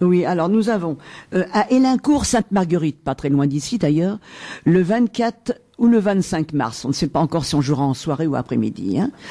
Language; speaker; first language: French; native; French